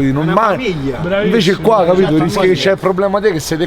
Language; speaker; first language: Italian; native; Italian